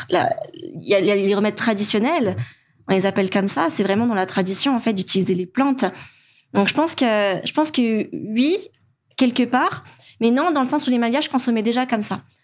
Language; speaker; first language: French; non-native, local second language; Malagasy